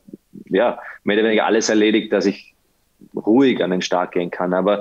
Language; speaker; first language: German; native; German